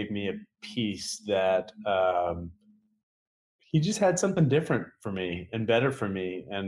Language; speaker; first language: English; native; English